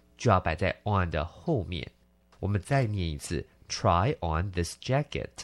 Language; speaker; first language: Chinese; native; Chinese